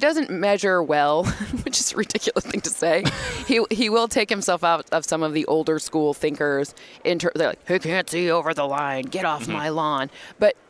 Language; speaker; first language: English; native; English